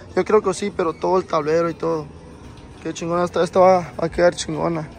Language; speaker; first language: Spanish; early bilingual, heritage; Spanish